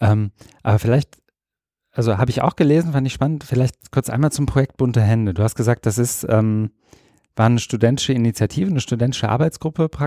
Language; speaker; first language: German; native; German